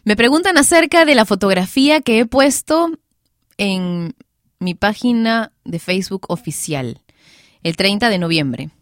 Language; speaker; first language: Spanish; native; Spanish